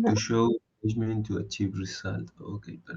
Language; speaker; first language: English; non-native, learner; Spanish